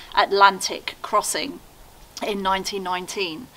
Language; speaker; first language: English; native; English